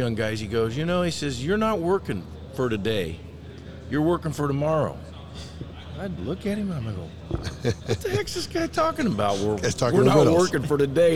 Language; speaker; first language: English; native; English